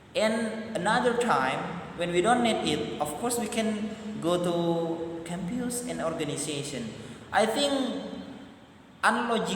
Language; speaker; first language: English; non-native, learner; Madurese